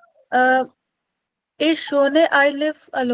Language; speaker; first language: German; non-native, learner; Urdu